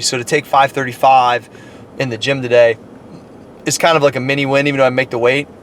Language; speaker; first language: English; native; English